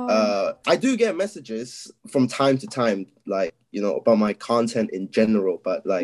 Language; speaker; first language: English; non-native, local second language; Chinese